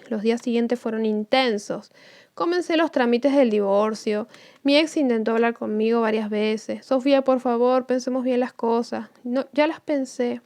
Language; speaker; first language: Spanish; native; Spanish